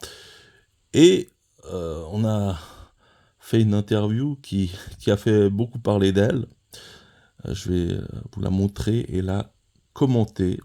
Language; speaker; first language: French; native; French